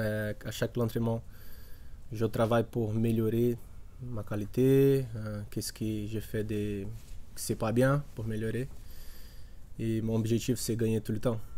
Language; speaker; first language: French; non-native, learner; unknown